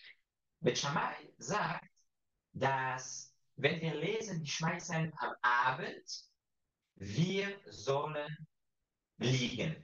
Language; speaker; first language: German; non-native, fluent; Hebrew